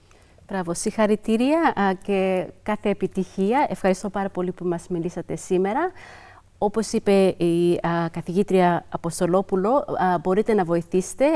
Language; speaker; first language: Greek; early bilingual, other home language; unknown